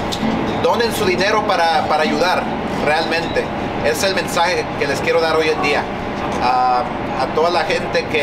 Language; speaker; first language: Spanish; early bilingual, heritage; Spanish